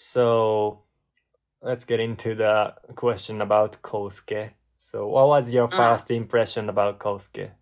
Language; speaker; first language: English; non-native, learner; Japanese